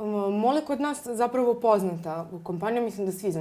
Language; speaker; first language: Serbian; native; Serbian